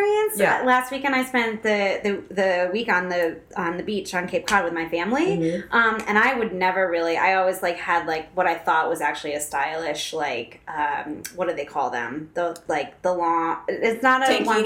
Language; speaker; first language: English; native; English